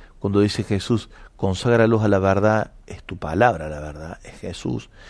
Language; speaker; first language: Spanish; native; Spanish